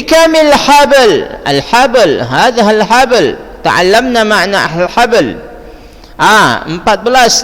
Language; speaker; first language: Arabic; non-native, fluent; Indonesian